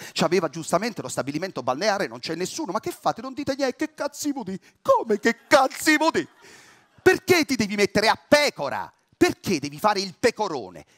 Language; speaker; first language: Italian; native; Italian